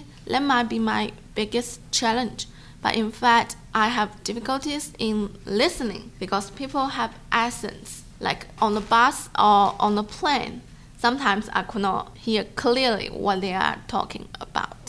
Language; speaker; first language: English; non-native, learner; Chinese